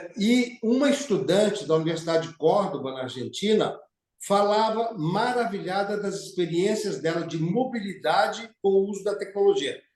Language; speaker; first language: Portuguese; native; Portuguese